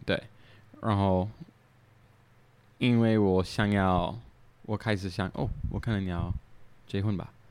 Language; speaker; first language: Chinese; non-native, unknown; English